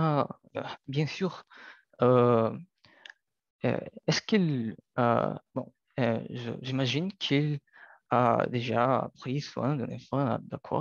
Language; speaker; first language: French; non-native, learner; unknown